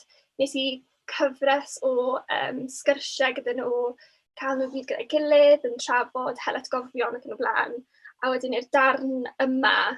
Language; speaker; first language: Welsh; native; Welsh